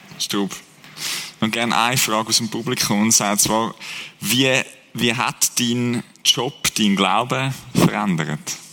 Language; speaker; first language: German; native; German